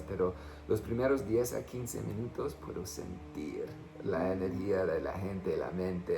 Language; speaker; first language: Spanish; non-native, fluent; English